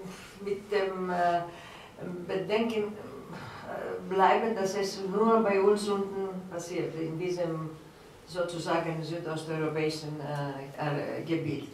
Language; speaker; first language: German; non-native, fluent; Greek